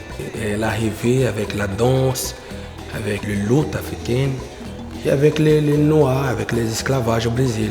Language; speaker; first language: French; non-native, fluent; Portuguese